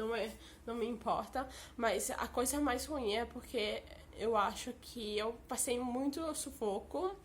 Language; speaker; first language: Portuguese; early bilingual, heritage; Portuguese